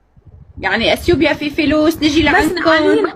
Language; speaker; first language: Arabic; non-native, learner; Amharic